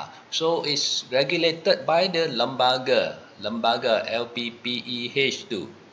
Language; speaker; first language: English; non-native, local second language; Malay